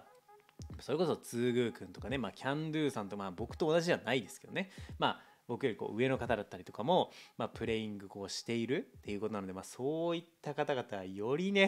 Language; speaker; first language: Japanese; native; Japanese